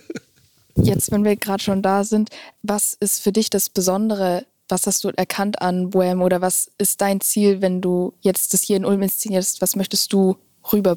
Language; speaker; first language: German; native; German